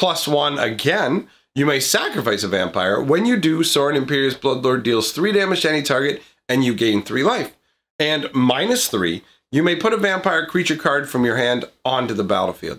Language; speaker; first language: English; native; English